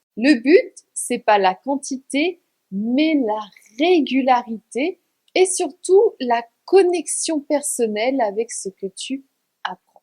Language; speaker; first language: French; native; French